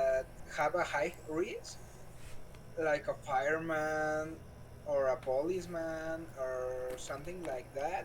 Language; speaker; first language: English; non-native, learner; Spanish